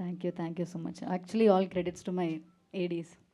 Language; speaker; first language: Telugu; non-native, fluent; Malayalam